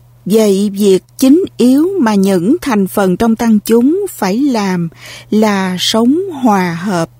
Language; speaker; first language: Vietnamese; native; Vietnamese